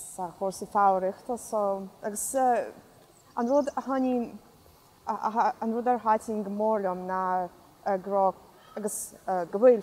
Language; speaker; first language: Irish; non-native, fluent; Russian